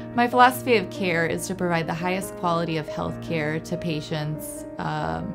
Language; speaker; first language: English; native; English